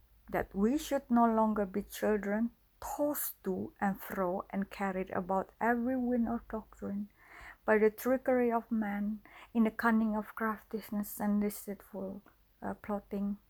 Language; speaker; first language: English; non-native, fluent; Indonesian